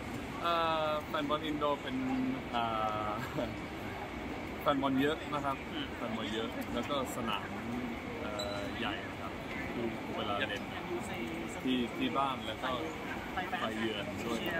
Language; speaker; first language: Thai; non-native, learner; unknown